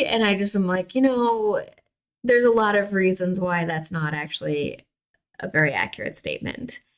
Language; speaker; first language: English; native; English